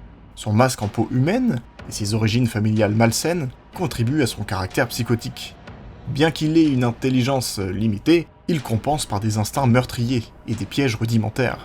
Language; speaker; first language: French; native; French